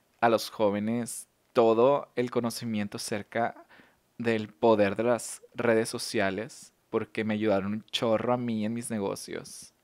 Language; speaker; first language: Spanish; native; Spanish